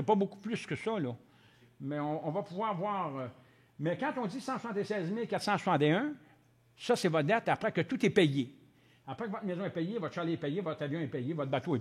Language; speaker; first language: French; native; French